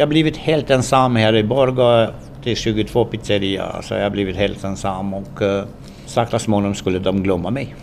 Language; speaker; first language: Swedish; non-native, fluent; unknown